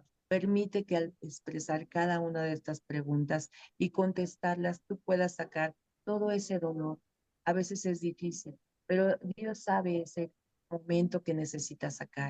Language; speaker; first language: Spanish; native; Spanish